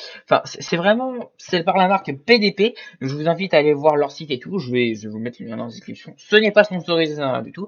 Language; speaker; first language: French; native; French